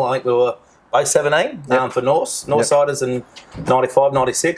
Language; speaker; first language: English; native; English